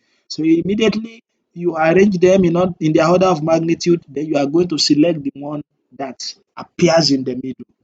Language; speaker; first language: English; non-native, local second language; Yoruba